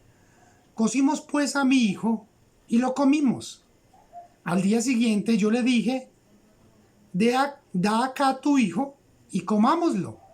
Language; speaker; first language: Spanish; native; Spanish